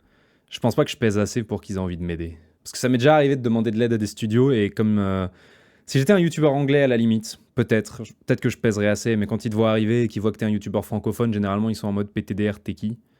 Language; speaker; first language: French; native; French